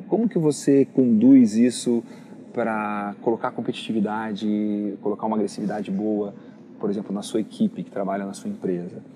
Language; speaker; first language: Portuguese; native; Portuguese